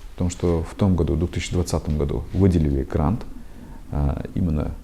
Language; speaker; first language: Russian; non-native, local second language; Kazakh